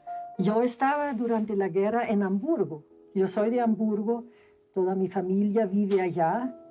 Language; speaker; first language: Spanish; non-native, fluent; German